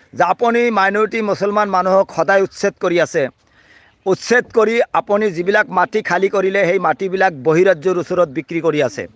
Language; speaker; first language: Assamese; non-native, local second language; Bangla